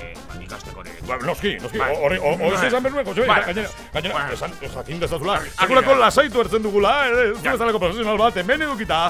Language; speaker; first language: Basque; native; Basque